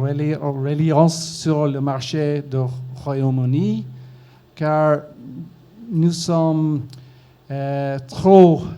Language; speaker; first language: French; non-native, learner; English